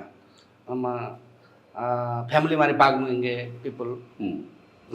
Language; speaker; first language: Tamil; non-native, learner; Hindi